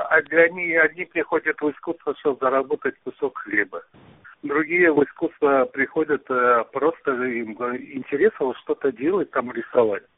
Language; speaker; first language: Russian; non-native, local second language; Uzbek